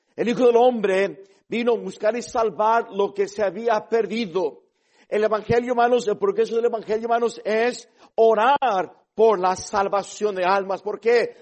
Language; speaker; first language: Spanish; early bilingual, heritage; Spanish